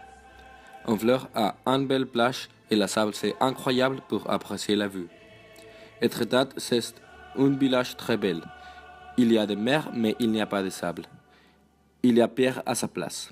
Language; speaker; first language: French; non-native, learner; Spanish